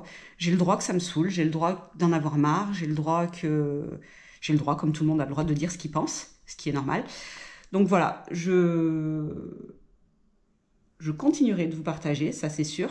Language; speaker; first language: French; native; French